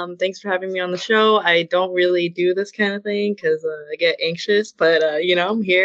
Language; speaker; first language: English; native; English